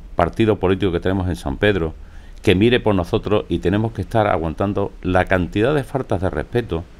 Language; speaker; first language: Spanish; native; Spanish